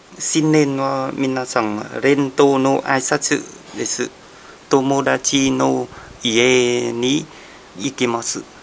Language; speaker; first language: Japanese; non-native, learner; Vietnamese